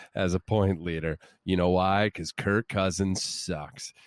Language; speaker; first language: English; native; English